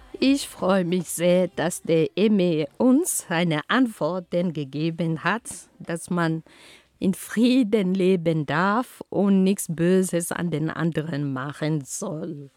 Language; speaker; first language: German; non-native, fluent; Ghomala